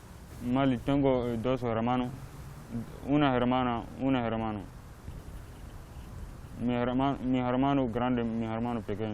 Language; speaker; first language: Spanish; non-native, learner; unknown